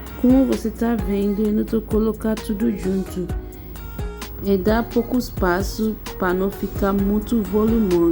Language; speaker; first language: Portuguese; non-native, learner; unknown